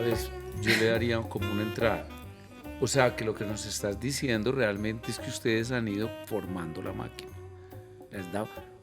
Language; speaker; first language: Spanish; native; Spanish